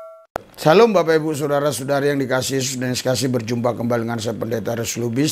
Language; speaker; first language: Indonesian; native; Indonesian